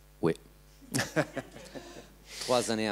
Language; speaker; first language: French; non-native, learner; Italian